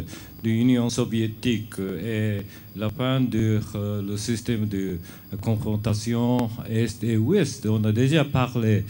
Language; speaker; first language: French; non-native, fluent; Japanese